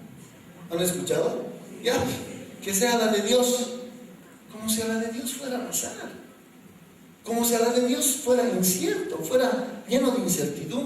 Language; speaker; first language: Spanish; native; Spanish